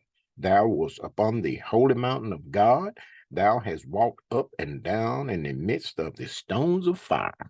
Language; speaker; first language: English; native; English